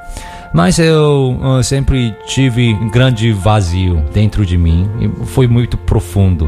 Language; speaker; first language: Portuguese; non-native, learner; Korean